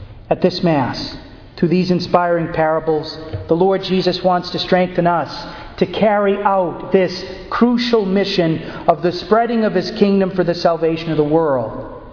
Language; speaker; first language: English; native; English